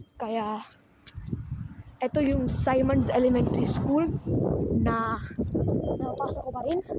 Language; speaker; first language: Filipino; non-native, learner; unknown